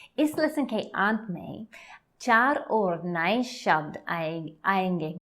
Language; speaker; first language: Hindi; non-native, learner; English